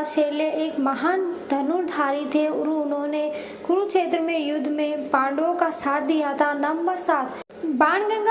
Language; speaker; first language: Hindi; native; Hindi